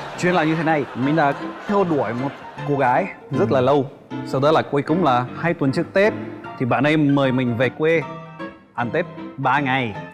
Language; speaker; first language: Vietnamese; non-native, fluent; Polish